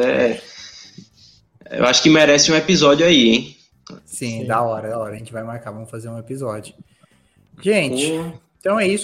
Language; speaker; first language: Portuguese; native; Portuguese